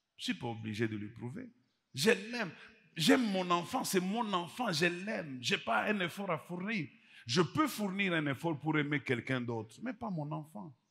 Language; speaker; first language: French; native; French